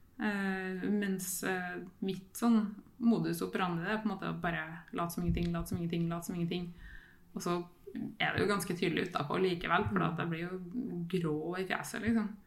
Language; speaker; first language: Norwegian; native; Norwegian